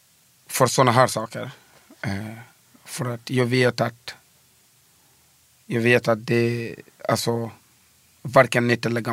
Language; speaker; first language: Swedish; early bilingual, other home language; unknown